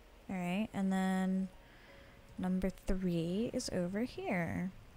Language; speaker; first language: English; native; English